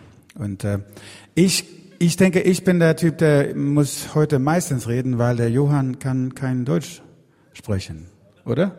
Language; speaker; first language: German; non-native, fluent; Swedish